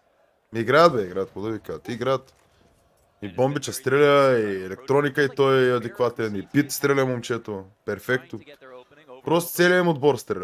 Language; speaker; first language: Bulgarian; native; Bulgarian